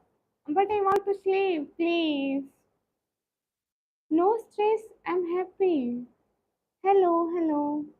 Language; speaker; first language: English; non-native, learner; Punjabi